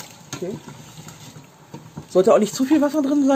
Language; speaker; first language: German; native; German